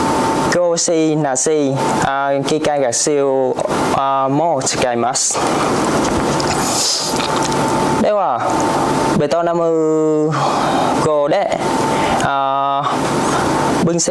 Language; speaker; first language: Japanese; non-native, learner; Vietnamese